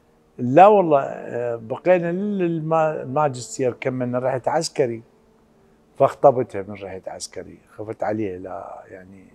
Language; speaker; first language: Arabic; native; Arabic